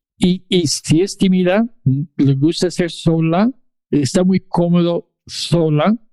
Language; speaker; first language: Spanish; non-native, fluent; English